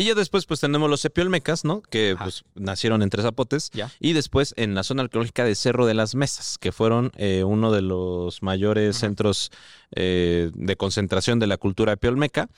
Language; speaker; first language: Spanish; native; Spanish